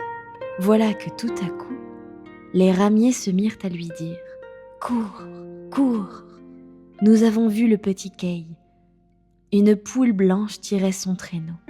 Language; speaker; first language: French; native; French